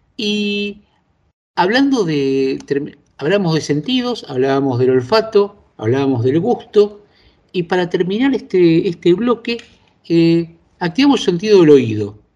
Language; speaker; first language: Spanish; native; Spanish